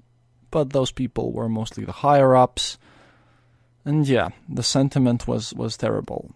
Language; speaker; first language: English; non-native, fluent; Latvian